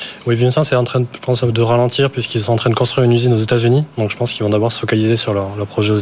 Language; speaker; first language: French; native; French